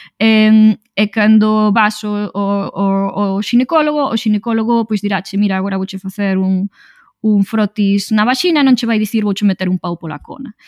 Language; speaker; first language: Galician; native; Galician